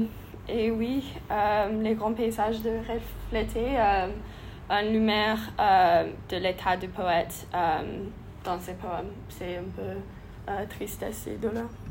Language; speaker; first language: French; non-native, learner; English